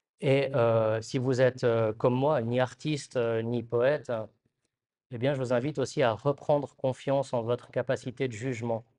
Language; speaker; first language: French; native; French